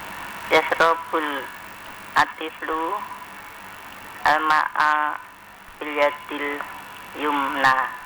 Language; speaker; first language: Arabic; non-native, learner; Indonesian